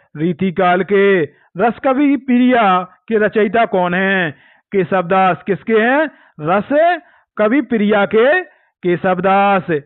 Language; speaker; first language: Hindi; native; Hindi